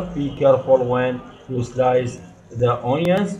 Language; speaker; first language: English; non-native, learner; Arabic